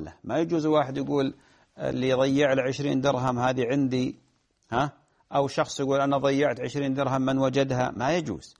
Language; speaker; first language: Arabic; native; Arabic